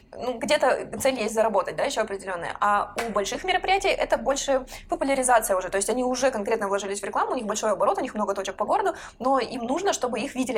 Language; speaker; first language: Russian; native; Russian